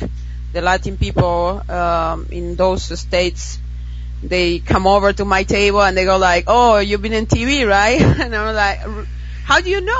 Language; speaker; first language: English; non-native, fluent; Spanish